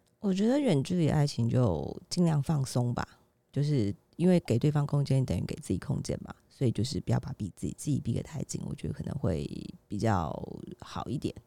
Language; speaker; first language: Chinese; native; Chinese